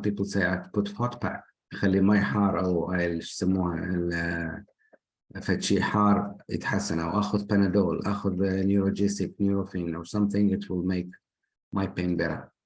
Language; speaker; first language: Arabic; native; Arabic